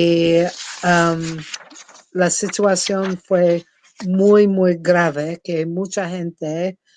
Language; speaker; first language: Spanish; non-native, fluent; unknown